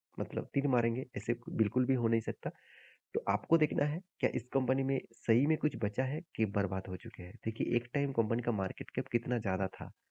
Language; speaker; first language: Hindi; native; Hindi